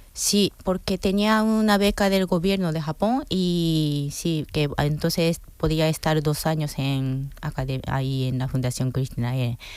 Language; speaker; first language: Spanish; non-native, fluent; Japanese